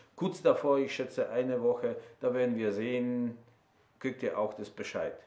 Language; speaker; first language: German; non-native, fluent; Polish